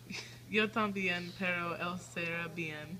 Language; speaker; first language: Spanish; non-native, learner; English